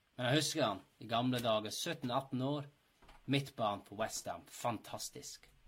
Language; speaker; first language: Norwegian; non-native, fluent; English